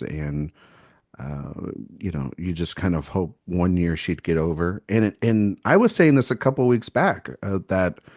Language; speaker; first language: English; native; English